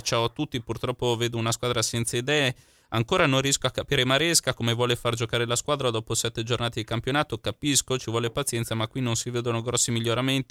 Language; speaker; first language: Italian; native; Italian